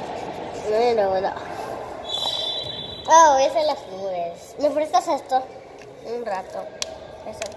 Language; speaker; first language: Spanish; early bilingual, heritage; Spanish